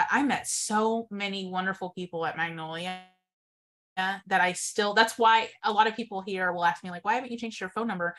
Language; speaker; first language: English; native; English